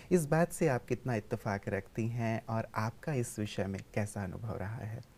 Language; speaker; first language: Hindi; native; Hindi